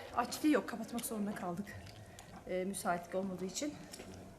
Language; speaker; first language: Turkish; native; Turkish